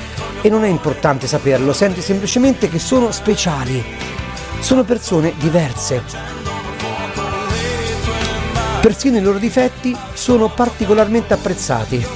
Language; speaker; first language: Italian; native; Italian